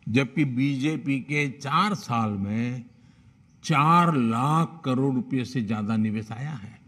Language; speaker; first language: Hindi; non-native, local second language; Gujarati